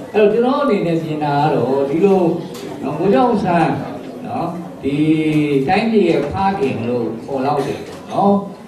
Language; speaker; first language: Burmese; native; Burmese